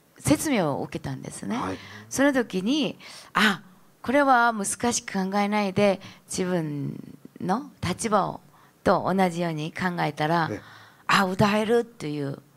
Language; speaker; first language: Japanese; non-native, fluent; Korean